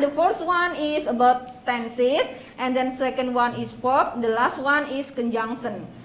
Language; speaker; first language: English; non-native, fluent; Indonesian